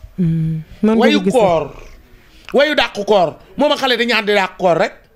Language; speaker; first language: Wolof; native; Wolof